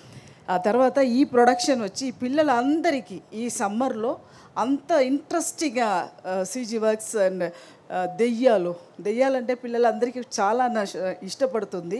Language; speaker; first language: Telugu; non-native, local second language; Tamil